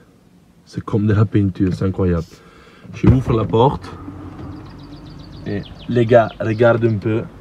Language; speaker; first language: French; non-native, learner; Italian